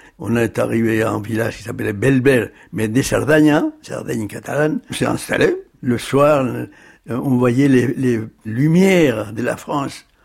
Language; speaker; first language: French; early bilingual, other home language; Spanish